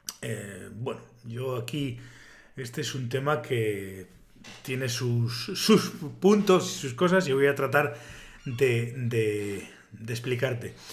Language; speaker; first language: Spanish; native; Spanish